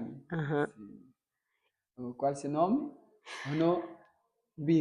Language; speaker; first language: Portuguese; non-native, local second language; Fula